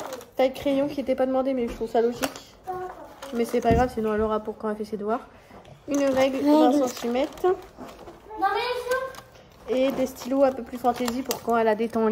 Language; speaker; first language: French; native; French